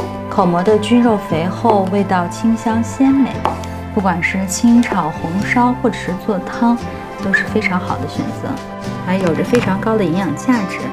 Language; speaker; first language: Chinese; native; Chinese